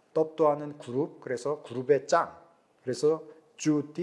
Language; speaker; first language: Korean; native; Korean